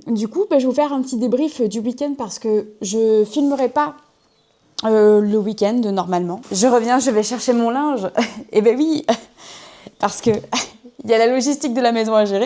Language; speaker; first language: French; native; French